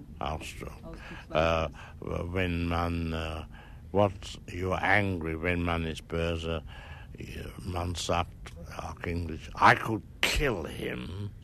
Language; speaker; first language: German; non-native, learner; English